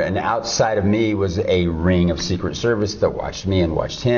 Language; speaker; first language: English; native; English